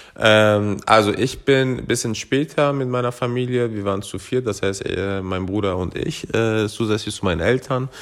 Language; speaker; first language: German; early bilingual, other home language; Persian